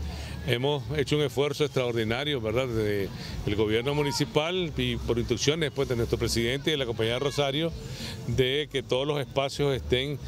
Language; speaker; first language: Spanish; native; Spanish